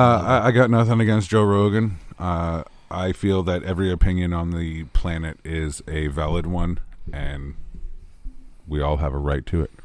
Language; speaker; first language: English; native; English